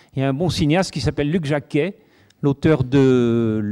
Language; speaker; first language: French; native; French